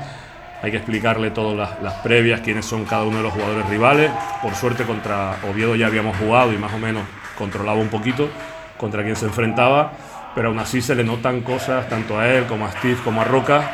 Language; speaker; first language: Spanish; native; Spanish